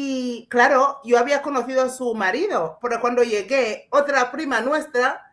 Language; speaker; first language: Spanish; non-native, fluent; English